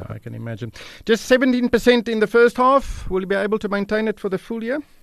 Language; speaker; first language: English; non-native, local second language; Afrikaans